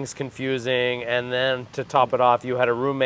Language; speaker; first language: English; native; English